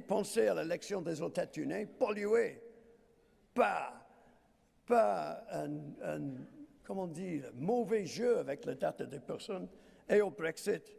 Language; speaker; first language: French; non-native, fluent; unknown